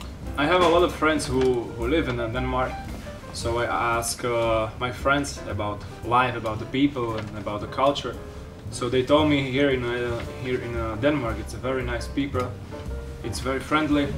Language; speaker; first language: English; non-native, learner; Slovak